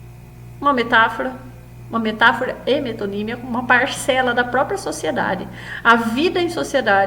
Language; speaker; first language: Portuguese; native; Portuguese